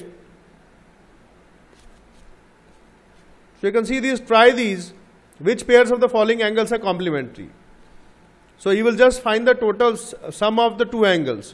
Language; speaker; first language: English; non-native, local second language; Bangla